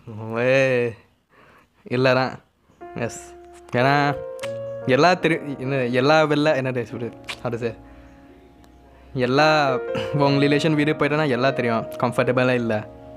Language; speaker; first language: Tamil; non-native, learner; Thai